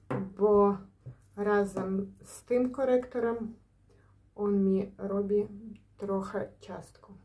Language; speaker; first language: Polish; non-native, learner; Ukrainian